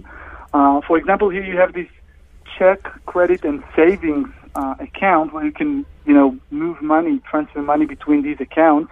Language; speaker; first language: English; non-native, fluent; Hebrew